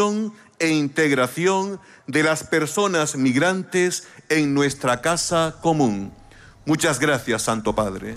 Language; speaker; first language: Spanish; native; Spanish